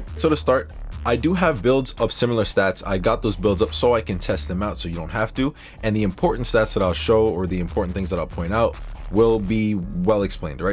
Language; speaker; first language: English; native; English